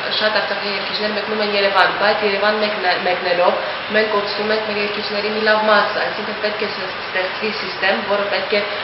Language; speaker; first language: Armenian; native; Armenian